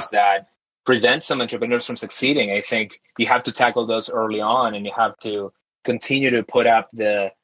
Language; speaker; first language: English; early bilingual, other home language; Spanish